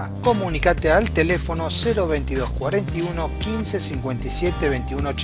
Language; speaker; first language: Spanish; native; Spanish